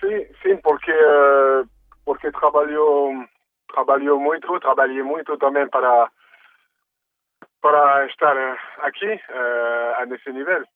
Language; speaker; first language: Portuguese; early bilingual, heritage; French